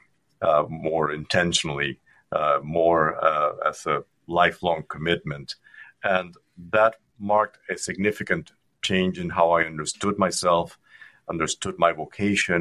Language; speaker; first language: English; non-native, fluent; Spanish